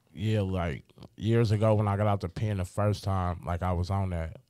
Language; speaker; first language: English; native; English